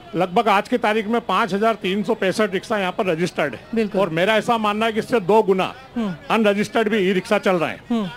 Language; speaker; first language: Hindi; native; Hindi